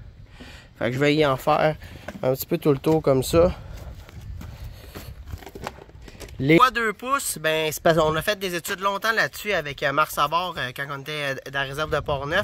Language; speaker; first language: French; native; French